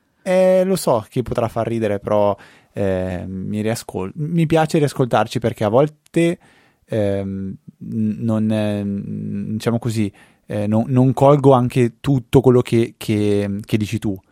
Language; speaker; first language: Italian; native; Italian